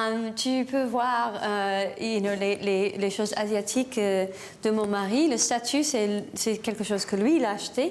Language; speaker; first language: French; non-native, learner; English